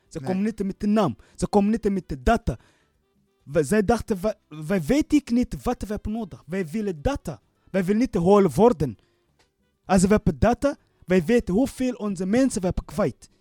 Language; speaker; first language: Dutch; non-native, learner; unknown